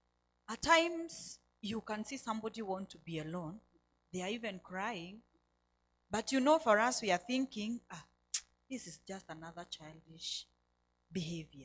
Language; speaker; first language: English; non-native, local second language; Swahili